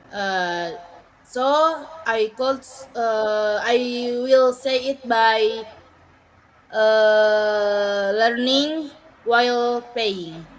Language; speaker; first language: English; non-native, learner; Indonesian